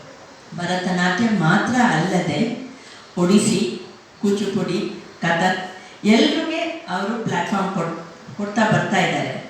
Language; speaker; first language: Kannada; non-native, local second language; Telugu